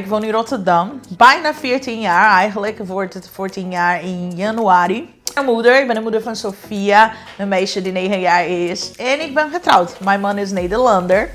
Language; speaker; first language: Dutch; non-native, fluent; Portuguese